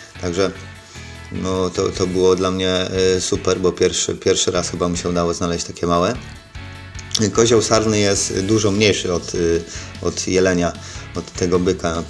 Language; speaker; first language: Polish; native; Polish